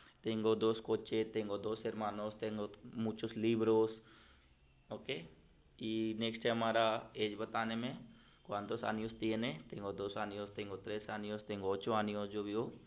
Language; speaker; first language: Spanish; non-native, learner; Hindi